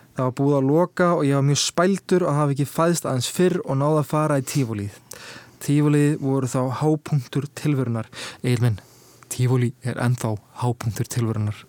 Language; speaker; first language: Icelandic; early bilingual, heritage; Icelandic